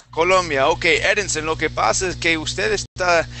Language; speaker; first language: Spanish; non-native, fluent; English